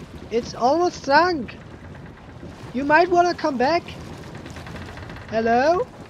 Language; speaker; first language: English; non-native, fluent; German